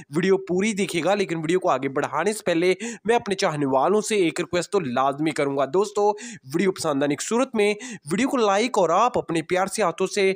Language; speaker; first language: Urdu; native; Urdu